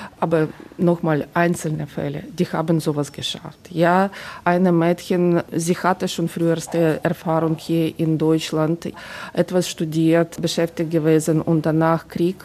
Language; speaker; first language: German; non-native, fluent; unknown